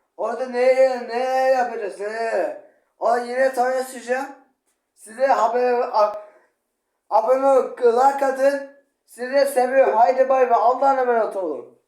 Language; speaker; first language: Turkish; non-native, learner; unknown